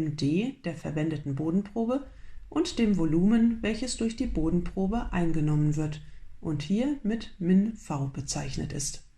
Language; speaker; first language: German; native; German